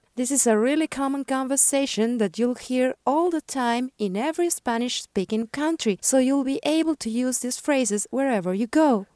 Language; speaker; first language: English; non-native, fluent; Spanish